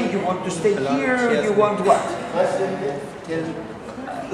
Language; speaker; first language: English; non-native, fluent; Greek